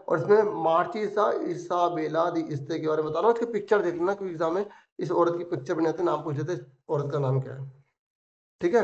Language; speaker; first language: Hindi; native; Hindi